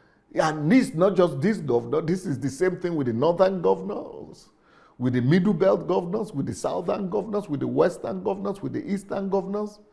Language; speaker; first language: English; non-native, local second language; Yoruba